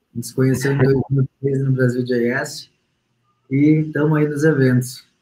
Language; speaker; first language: Portuguese; native; Portuguese